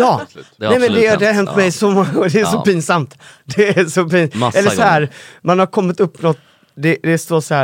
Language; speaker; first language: Swedish; native; Swedish